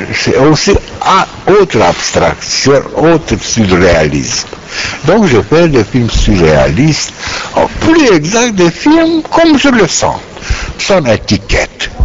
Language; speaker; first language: French; non-native, learner; Romanian